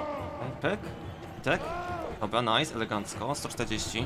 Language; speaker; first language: Polish; native; Polish